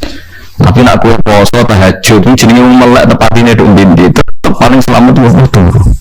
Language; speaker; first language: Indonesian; non-native, local second language; Javanese